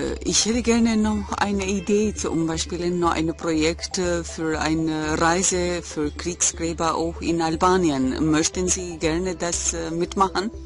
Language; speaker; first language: German; non-native, learner; Albanian